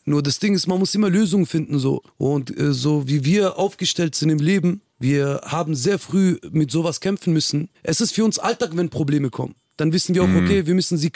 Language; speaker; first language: German; early bilingual, other home language; Kurdish